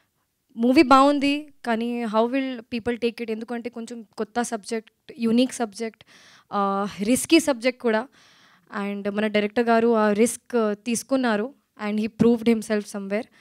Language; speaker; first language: Telugu; non-native, learner; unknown